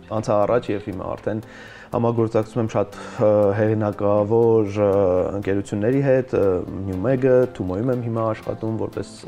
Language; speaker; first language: Armenian; early bilingual, heritage; Armenian